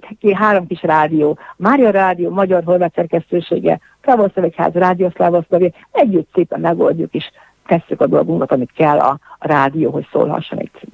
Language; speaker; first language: Hungarian; native; Hungarian